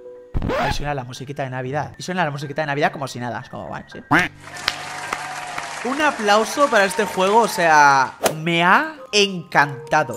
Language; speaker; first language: Spanish; native; Spanish